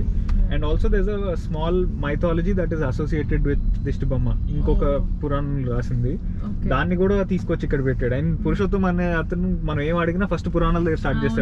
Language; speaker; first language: Telugu; native; Telugu